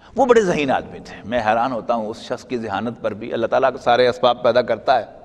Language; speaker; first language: Urdu; non-native, local second language; Punjabi